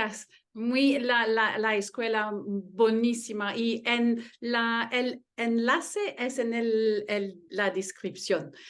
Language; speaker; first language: Spanish; non-native, learner; French